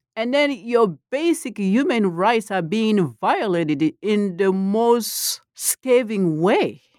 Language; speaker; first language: English; non-native, fluent; Mandingo